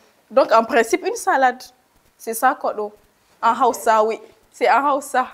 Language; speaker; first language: French; non-native, local second language; Hausa